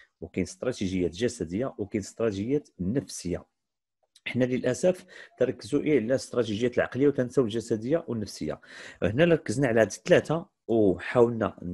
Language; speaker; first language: Arabic; native; Arabic